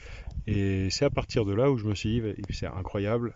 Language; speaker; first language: French; native; French